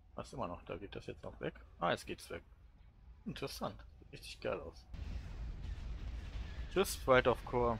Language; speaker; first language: German; native; German